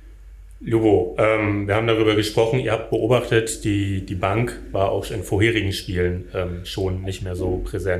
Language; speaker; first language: German; native; German